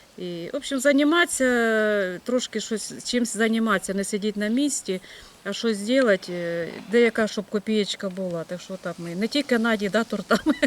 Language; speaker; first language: Ukrainian; native; Ukrainian